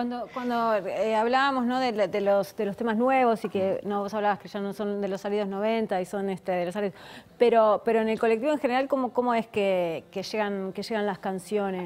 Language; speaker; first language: Spanish; native; Spanish